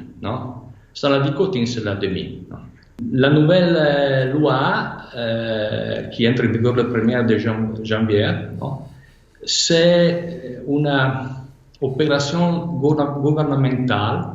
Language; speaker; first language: French; non-native, fluent; Italian